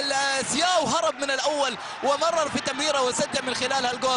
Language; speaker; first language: Arabic; native; Arabic